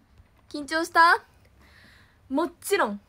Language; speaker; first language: Japanese; native; Japanese